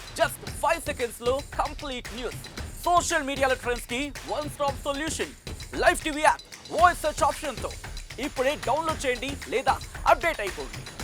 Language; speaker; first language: Telugu; native; Telugu